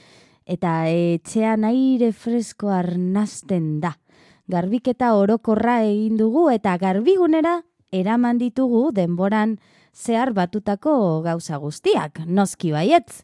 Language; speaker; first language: Basque; non-native, learner; Spanish